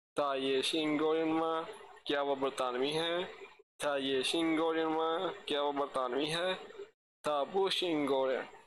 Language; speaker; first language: Urdu; native; Urdu